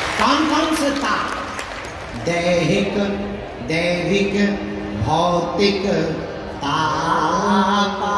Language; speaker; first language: Hindi; native; Hindi